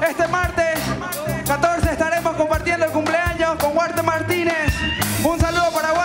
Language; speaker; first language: Spanish; native; Spanish